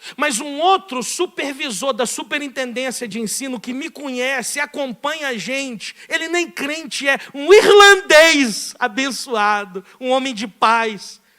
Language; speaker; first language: Portuguese; native; Portuguese